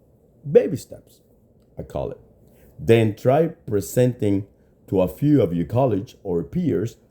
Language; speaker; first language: English; non-native, fluent; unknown